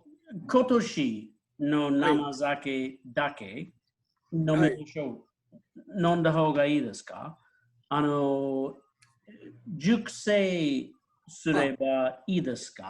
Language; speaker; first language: Japanese; non-native, fluent; English